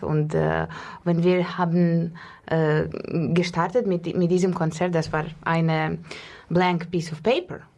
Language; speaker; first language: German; non-native, fluent; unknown